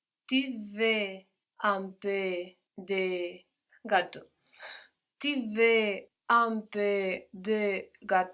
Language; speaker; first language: French; non-native, learner; English